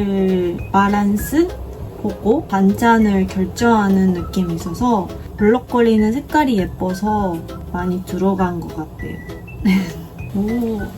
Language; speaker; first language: Korean; non-native, fluent; Japanese